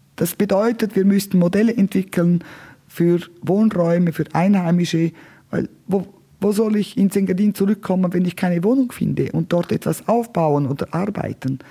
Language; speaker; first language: German; non-native, local second language; Romansh